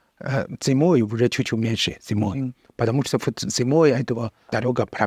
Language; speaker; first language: Russian; non-native, learner; Chinese